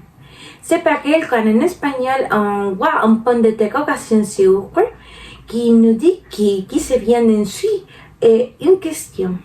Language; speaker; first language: French; non-native, learner; Spanish